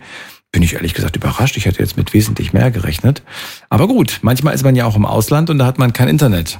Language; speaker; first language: German; native; German